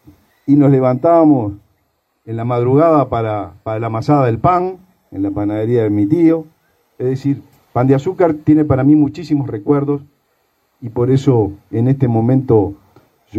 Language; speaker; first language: Spanish; native; Spanish